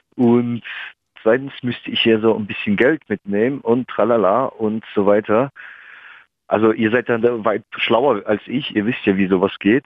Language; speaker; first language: German; non-native, fluent; Russian